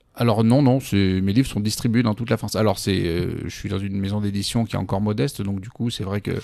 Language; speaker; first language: French; native; French